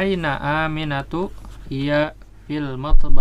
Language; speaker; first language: Arabic; non-native, learner; Indonesian